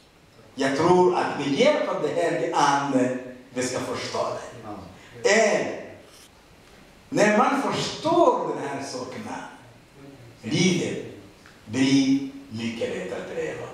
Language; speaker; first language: Swedish; non-native, learner; Rundi